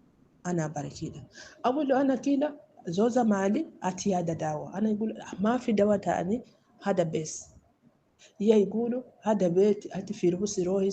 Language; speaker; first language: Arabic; non-native, learner; Rundi